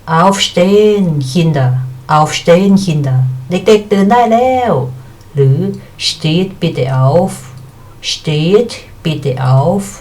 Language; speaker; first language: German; non-native, fluent; Thai